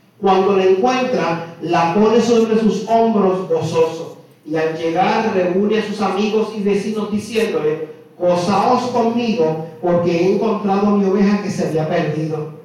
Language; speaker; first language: Spanish; native; Spanish